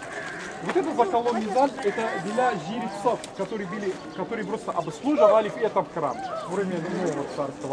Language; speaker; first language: Russian; non-native, fluent; Arabic